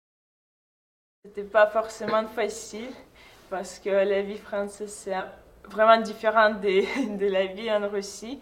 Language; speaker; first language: French; non-native, fluent; Russian